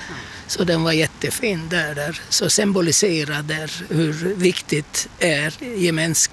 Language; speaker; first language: Swedish; non-native, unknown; Turkish